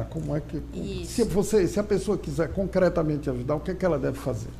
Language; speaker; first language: Portuguese; native; Portuguese